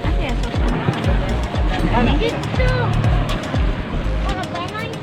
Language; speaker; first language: Filipino; non-native, local second language; Cebuano